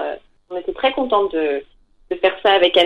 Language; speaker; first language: French; native; French